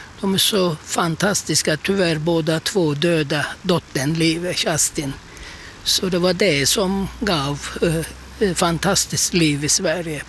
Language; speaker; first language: Swedish; non-native, fluent; Turkish